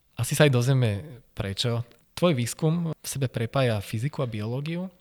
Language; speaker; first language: Slovak; native; Slovak